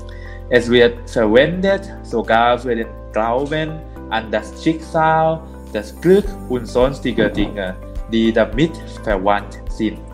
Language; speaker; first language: German; non-native, learner; Thai